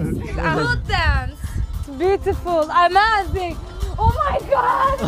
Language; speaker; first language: English; non-native, learner; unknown